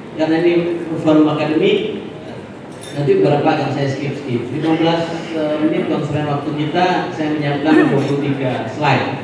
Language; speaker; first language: Indonesian; non-native, local second language; Madurese